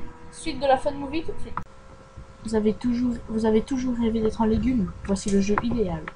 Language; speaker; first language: French; native; French